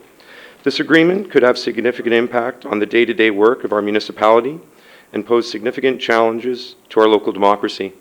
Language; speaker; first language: English; native; English